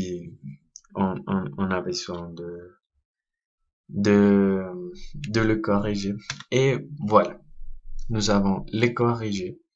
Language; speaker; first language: French; non-native, learner; Spanish